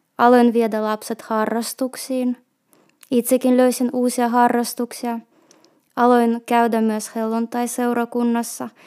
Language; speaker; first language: Finnish; non-native, fluent; Russian